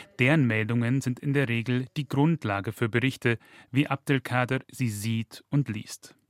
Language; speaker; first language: German; native; German